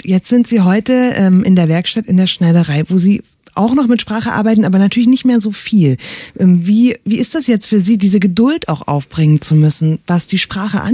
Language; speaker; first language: German; native; German